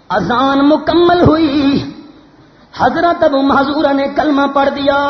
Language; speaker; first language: Urdu; native; Urdu